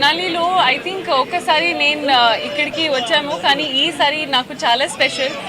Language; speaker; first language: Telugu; non-native, learner; Hindi